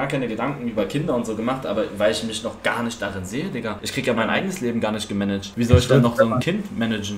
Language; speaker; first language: German; native; German